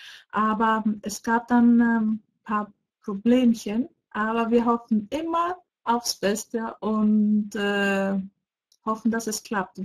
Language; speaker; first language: German; non-native, fluent; Greek